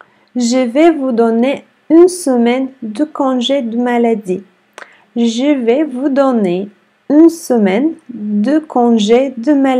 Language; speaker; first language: French; non-native, fluent; Arabic